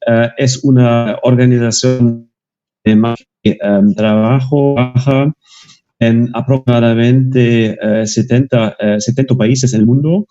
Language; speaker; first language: Spanish; non-native, fluent; German